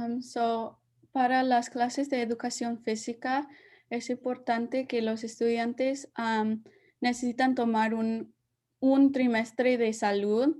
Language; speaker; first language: Spanish; early bilingual, heritage; Spanish